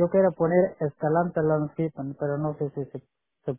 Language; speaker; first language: Spanish; non-native, local second language; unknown